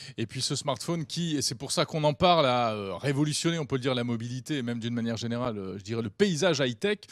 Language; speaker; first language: French; native; French